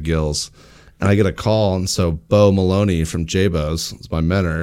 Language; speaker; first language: English; native; English